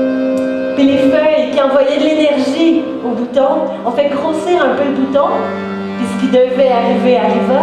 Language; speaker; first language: French; native; French